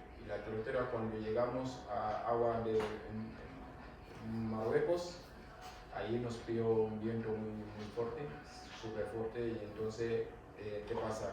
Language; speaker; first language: Spanish; non-native, fluent; Wolof